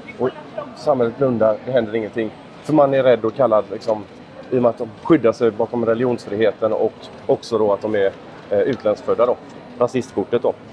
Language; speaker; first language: Swedish; native; Swedish